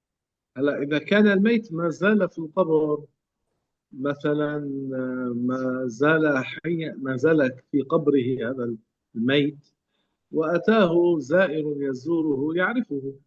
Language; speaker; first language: Arabic; native; Arabic